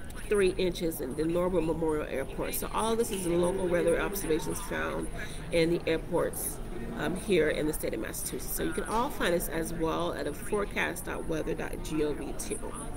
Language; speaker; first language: English; native; English